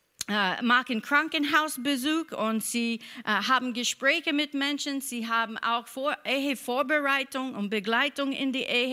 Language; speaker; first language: German; non-native, fluent; English